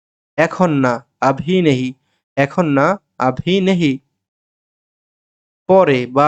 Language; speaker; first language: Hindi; non-native, learner; Bangla